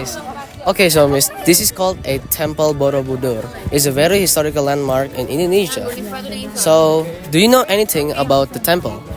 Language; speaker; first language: English; non-native, learner; Indonesian